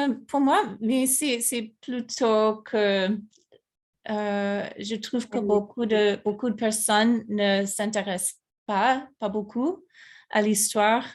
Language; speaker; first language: French; non-native, fluent; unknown